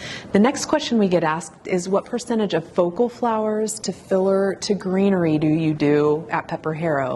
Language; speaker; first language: English; native; English